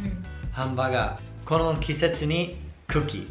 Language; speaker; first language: Japanese; non-native, learner; English